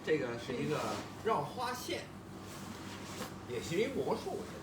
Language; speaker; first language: Chinese; native; Chinese